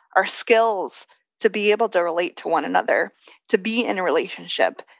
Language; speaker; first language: English; native; English